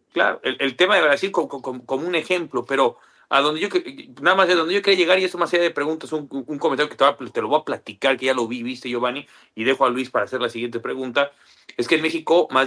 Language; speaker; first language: Spanish; native; Spanish